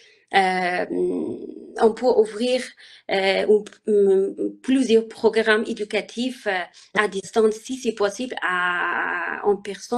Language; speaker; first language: French; non-native, learner; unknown